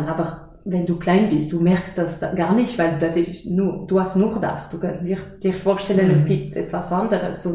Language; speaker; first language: German; non-native, fluent; French